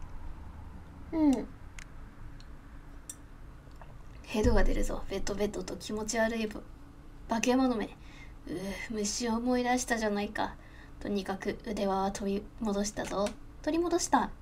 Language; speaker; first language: Japanese; native; Japanese